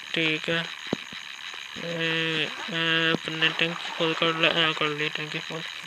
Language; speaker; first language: Urdu; non-native, local second language; Punjabi